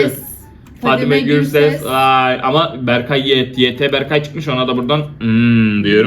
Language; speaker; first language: Turkish; native; Turkish